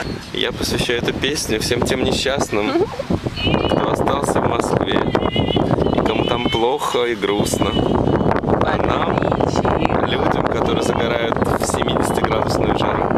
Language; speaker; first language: Russian; native; Russian